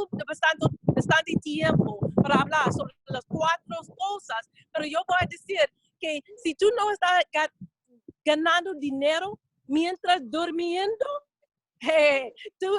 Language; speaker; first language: Spanish; non-native, fluent; English